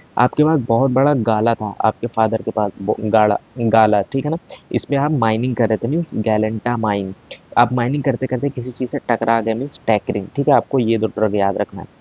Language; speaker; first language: Hindi; native; Hindi